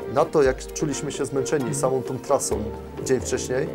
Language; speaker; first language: Polish; native; Polish